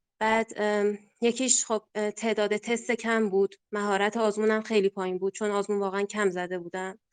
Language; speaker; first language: Persian; non-native, local second language; Azerbaijani